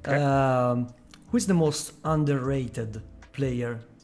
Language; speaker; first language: English; non-native, fluent; Italian